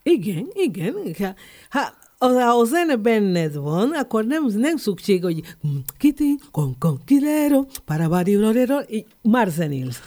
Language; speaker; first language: Hungarian; non-native, learner; Spanish